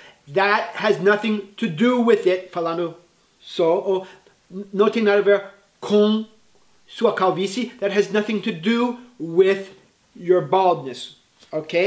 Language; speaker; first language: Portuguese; non-native, fluent; English